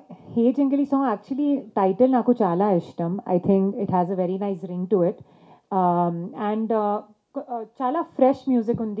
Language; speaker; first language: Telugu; non-native, local second language; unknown